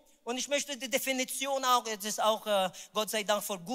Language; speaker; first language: German; non-native, learner; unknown